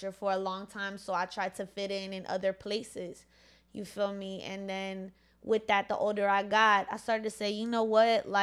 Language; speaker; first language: English; early bilingual, other home language; Spanish